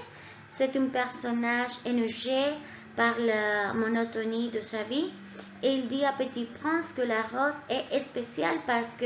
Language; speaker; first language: French; non-native, learner; Spanish